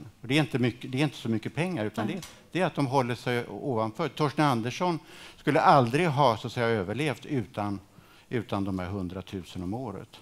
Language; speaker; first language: Swedish; native; Swedish